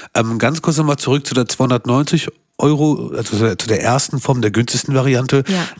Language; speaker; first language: German; early bilingual, other home language; Albanian